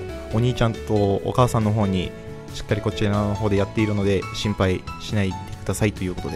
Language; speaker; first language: Japanese; early bilingual, other home language; Portuguese